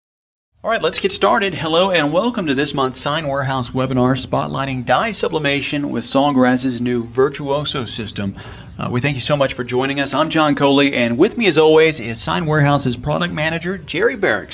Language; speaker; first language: English; native; English